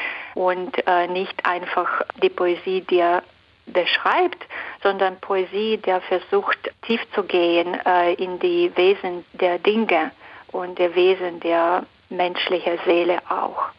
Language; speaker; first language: German; non-native, fluent; Belarusian